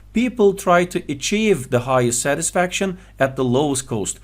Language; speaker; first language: English; non-native, fluent; Turkish